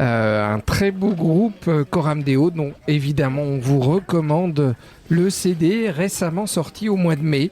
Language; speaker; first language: French; native; French